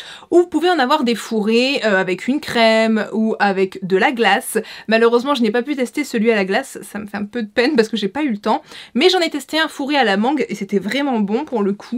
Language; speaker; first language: French; native; French